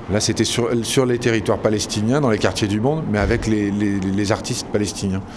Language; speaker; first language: French; native; French